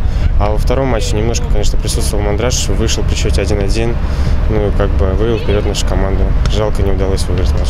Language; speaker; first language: Russian; native; Russian